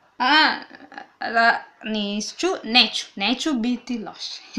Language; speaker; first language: Serbian; non-native, learner; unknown